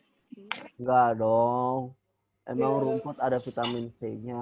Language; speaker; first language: Indonesian; native; Indonesian